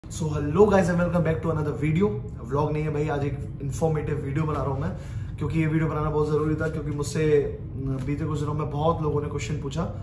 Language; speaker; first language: Hindi; native; Hindi